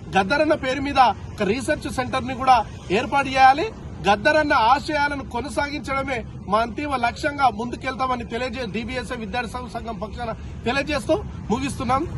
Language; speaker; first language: Telugu; native; Telugu